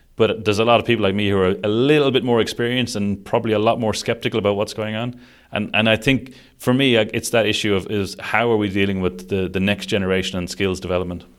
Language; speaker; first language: English; native; English